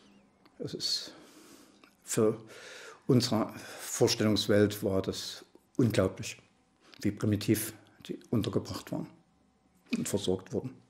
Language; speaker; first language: German; native; German